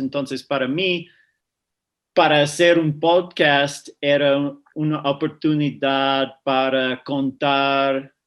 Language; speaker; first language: Spanish; non-native, fluent; English